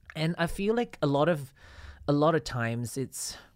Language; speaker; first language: English; non-native, local second language; Cantonese